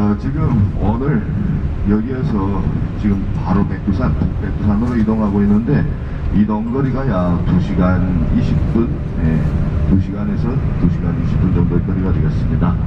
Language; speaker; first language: Korean; native; Korean